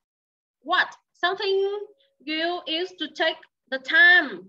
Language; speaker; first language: English; non-native, learner; Vietnamese